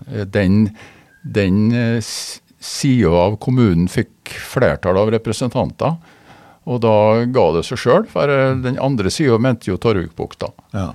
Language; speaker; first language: Norwegian; native; Norwegian